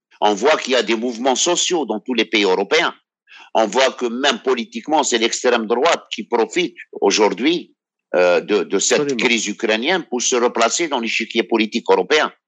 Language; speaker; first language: French; non-native, local second language; Arabic